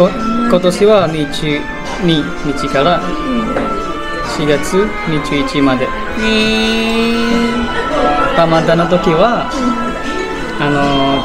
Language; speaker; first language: Japanese; non-native, fluent; Indonesian